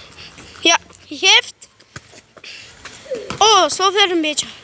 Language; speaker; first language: Dutch; non-native, local second language; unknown